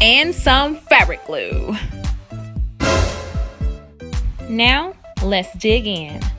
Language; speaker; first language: English; native; English